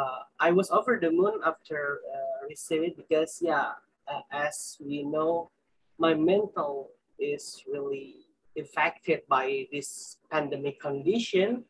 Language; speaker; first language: English; non-native, learner; Indonesian